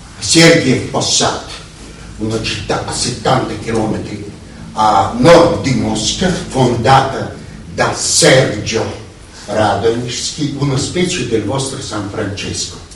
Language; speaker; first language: Italian; non-native, fluent; Russian